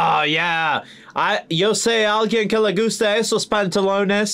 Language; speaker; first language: Spanish; non-native, learner; English